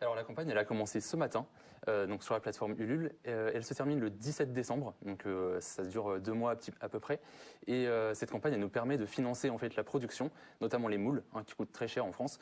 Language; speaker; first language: French; native; French